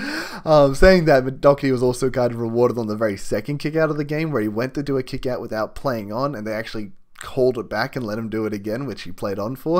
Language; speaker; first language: English; native; English